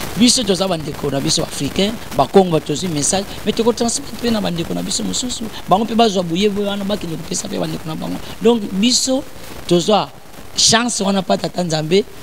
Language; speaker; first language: Lingala; non-native, local second language; Kongo